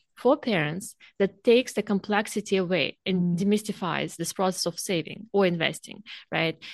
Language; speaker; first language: English; non-native, fluent; Russian